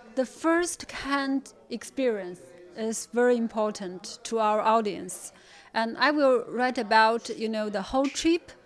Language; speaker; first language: English; non-native, fluent; Chinese